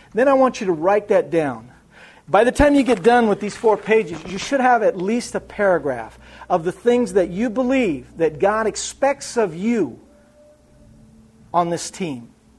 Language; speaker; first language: English; native; English